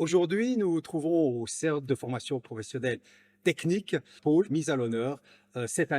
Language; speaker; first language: French; native; French